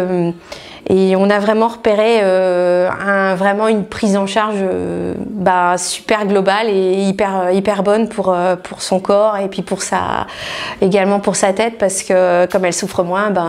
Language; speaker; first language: French; native; French